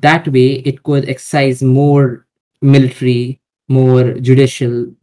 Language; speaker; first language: English; non-native, local second language; Hindi